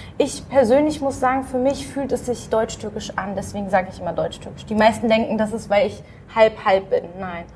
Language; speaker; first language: German; native; German